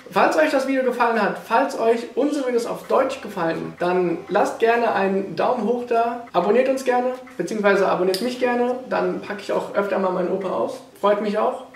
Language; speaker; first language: German; native; German